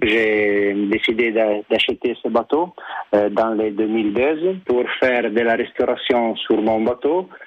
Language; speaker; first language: French; non-native, learner; Italian